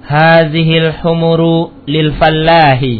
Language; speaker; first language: Arabic; non-native, fluent; Indonesian